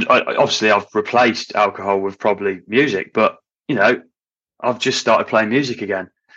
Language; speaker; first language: English; native; English